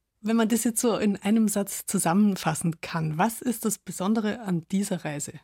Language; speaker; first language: German; native; German